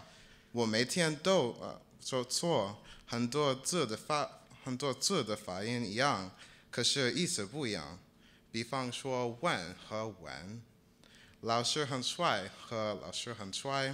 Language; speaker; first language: Chinese; non-native, learner; English